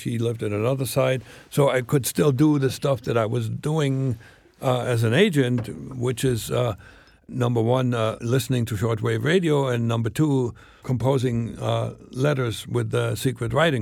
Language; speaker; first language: English; non-native, fluent; German